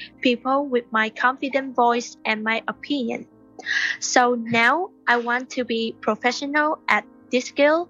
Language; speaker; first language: English; non-native, learner; Vietnamese